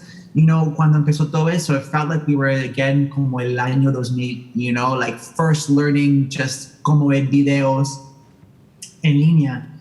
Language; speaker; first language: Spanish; early bilingual, heritage; Spanish